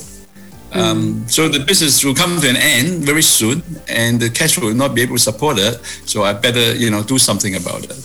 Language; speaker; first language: English; non-native, local second language; Cantonese